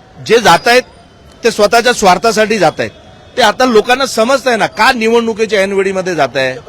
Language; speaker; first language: Marathi; non-native, local second language; Gujarati